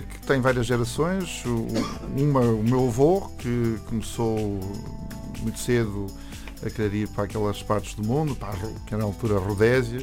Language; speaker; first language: Portuguese; non-native, fluent; English